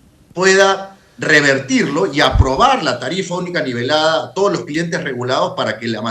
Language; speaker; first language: Spanish; native; Spanish